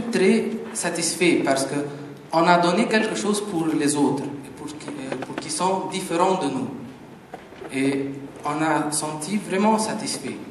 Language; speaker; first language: French; non-native, fluent; Arabic